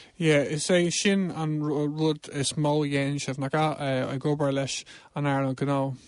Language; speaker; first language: Irish; non-native, local second language; English